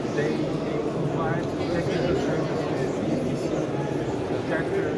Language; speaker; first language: English; non-native, fluent; Turkish